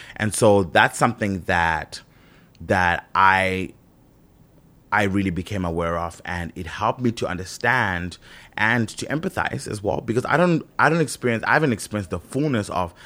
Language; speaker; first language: English; non-native, local second language; Shona